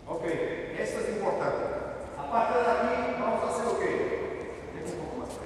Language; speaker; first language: Spanish; non-native, learner; Portuguese